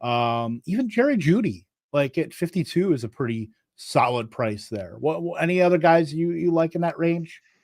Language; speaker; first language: English; native; English